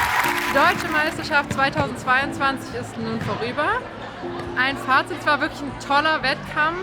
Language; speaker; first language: German; native; German